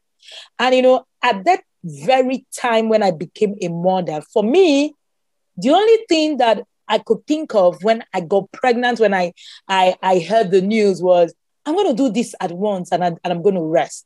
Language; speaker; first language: English; non-native, local second language; Igbo